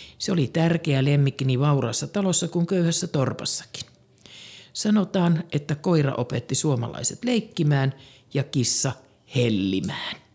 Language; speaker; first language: Finnish; native; Finnish